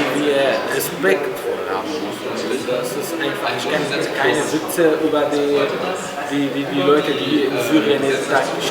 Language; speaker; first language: German; non-native, learner; Arabic